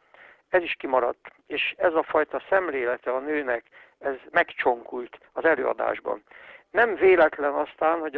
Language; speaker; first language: Hungarian; native; Hungarian